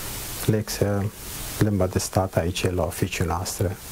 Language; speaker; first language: Romanian; non-native, learner; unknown